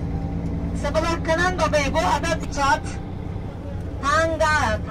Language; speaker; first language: Indonesian; non-native, learner; Turkish